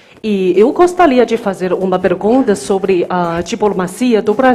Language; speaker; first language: Portuguese; non-native, fluent; Chinese